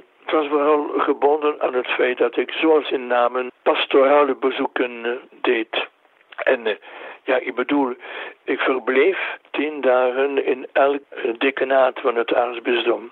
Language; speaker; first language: Dutch; non-native, local second language; French